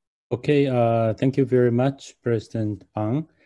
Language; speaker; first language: English; non-native, fluent; Korean